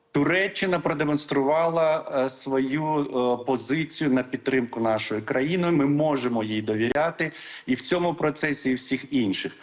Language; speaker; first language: Ukrainian; non-native, local second language; Crimean Tatar